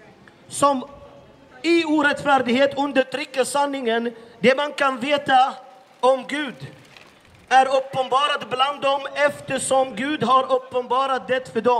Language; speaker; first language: Swedish; non-native, fluent; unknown